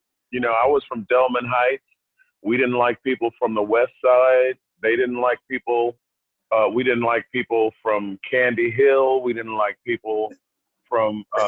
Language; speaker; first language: English; native; English